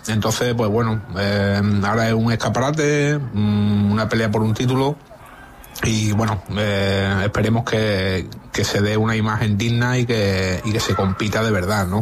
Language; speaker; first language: Spanish; native; Spanish